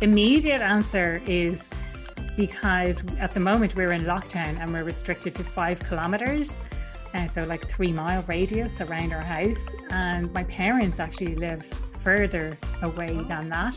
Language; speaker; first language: English; native; English